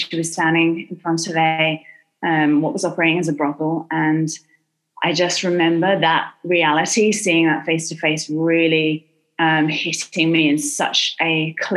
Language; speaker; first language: English; native; English